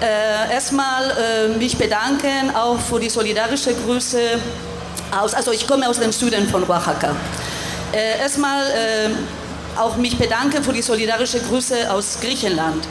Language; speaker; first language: German; non-native, fluent; Spanish